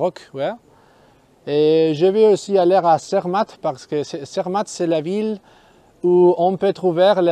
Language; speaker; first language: French; non-native, fluent; Spanish